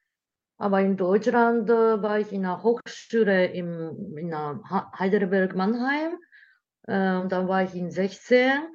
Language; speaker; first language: German; non-native, learner; Japanese